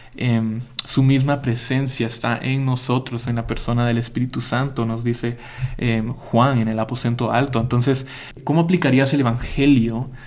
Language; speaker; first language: Spanish; early bilingual, heritage; Spanish